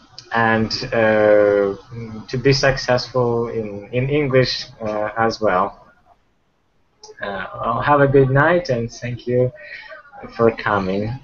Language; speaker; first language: English; non-native, fluent; Ukrainian